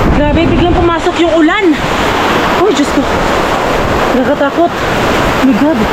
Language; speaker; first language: Filipino; non-native, local second language; Cebuano